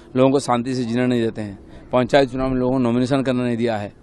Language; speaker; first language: Hindi; non-native, local second language; Bangla